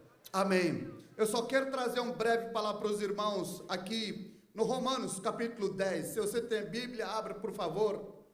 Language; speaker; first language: Portuguese; non-native, fluent; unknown